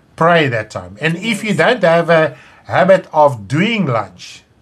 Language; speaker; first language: English; non-native, local second language; Afrikaans